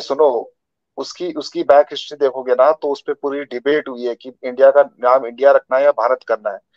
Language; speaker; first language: Hindi; native; Hindi